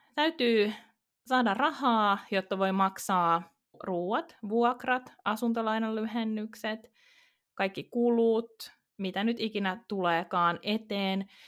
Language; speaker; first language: Finnish; native; Finnish